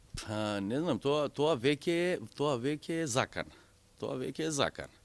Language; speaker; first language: Macedonian; non-native, local second language; Romany